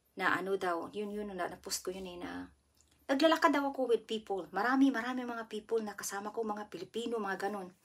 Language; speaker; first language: Filipino; non-native, local second language; Cebuano